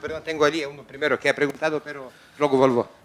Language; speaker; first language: Spanish; native; Spanish